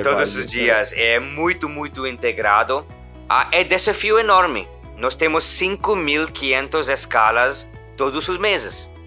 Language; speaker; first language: Portuguese; non-native, learner; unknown